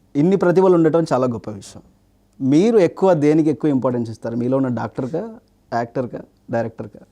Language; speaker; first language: Telugu; native; Telugu